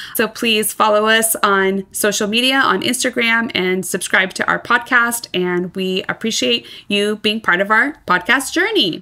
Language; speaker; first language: English; early bilingual, other home language; Persian